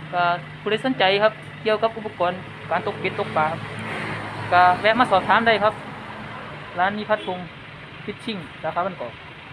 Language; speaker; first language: Thai; native; Thai